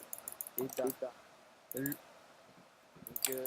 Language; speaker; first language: French; native; French